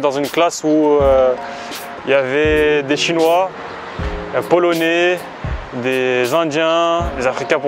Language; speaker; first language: French; early bilingual, other home language; Arabic